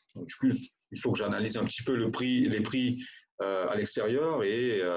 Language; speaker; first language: French; non-native, local second language; Morisyen